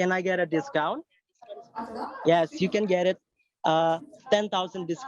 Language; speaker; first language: English; non-native, learner; Indonesian